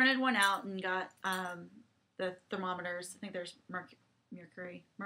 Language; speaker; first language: English; native; English